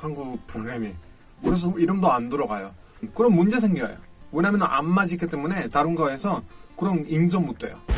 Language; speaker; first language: Korean; non-native, fluent; Spanish